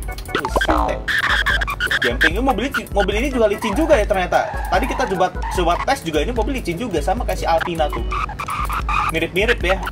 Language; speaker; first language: Indonesian; native; Indonesian